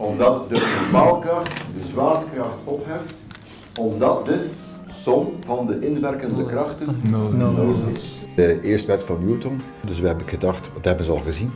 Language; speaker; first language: Dutch; native; Dutch